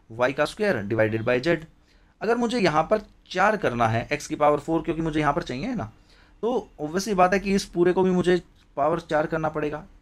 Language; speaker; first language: Hindi; native; Hindi